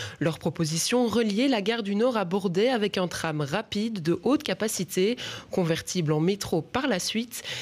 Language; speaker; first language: French; native; French